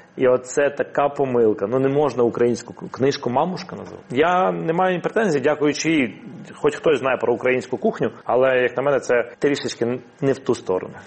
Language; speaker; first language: Ukrainian; non-native, local second language; Russian